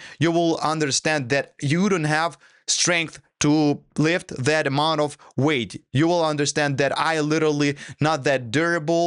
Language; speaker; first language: English; non-native, fluent; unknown